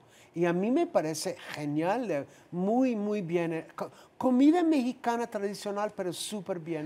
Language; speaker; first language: Spanish; non-native, fluent; English